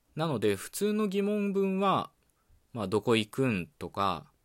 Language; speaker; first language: Japanese; native; Japanese